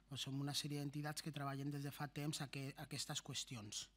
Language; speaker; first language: Catalan; non-native, local second language; Spanish